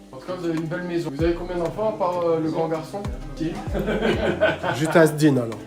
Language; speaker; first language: French; native; French